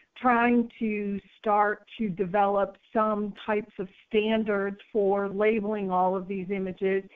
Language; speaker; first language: English; native; English